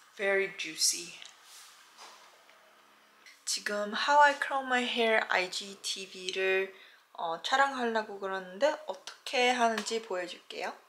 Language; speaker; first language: Korean; early bilingual, heritage; Korean